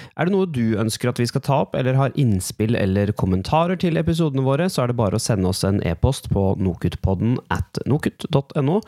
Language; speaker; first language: Norwegian; native; Norwegian